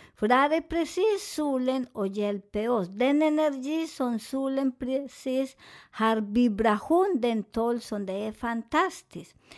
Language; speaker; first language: Swedish; non-native, fluent; Spanish